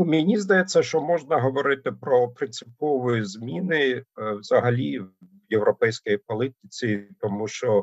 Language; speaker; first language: Ukrainian; non-native, fluent; German